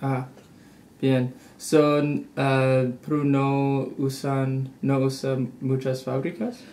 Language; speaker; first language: Spanish; non-native, learner; English